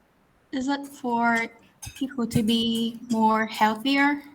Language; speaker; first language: English; non-native, learner; Vietnamese